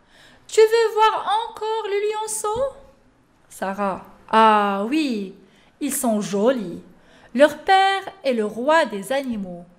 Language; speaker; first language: French; non-native, local second language; Arabic